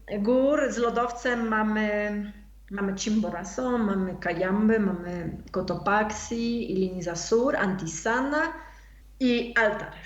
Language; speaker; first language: Polish; native; Polish